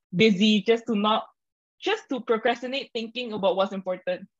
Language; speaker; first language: English; non-native, fluent; Indonesian